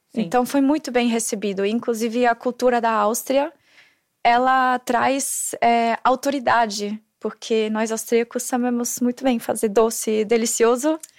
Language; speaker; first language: Portuguese; non-native, fluent; German